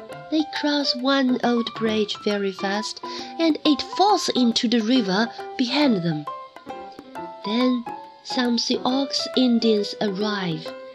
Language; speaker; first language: English; non-native, fluent; Chinese